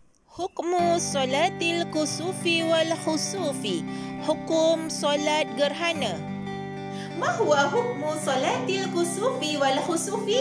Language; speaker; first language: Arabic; non-native, fluent; Malay